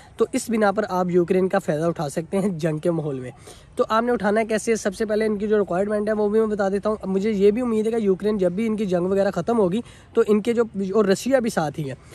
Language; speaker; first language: Urdu; non-native, local second language; Punjabi